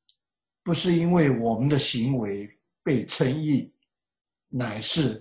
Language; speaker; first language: Chinese; native; Chinese